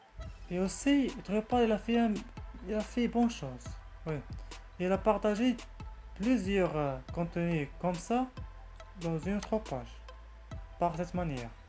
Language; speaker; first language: French; non-native, learner; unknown